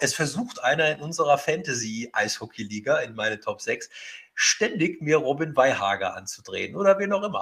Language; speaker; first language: German; native; German